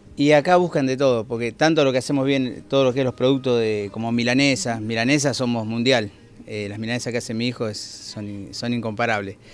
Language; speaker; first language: Spanish; native; Spanish